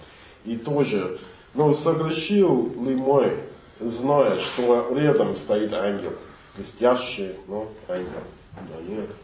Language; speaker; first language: Russian; non-native, fluent; English